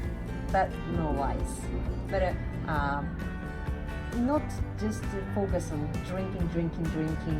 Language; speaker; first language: English; non-native, learner; Japanese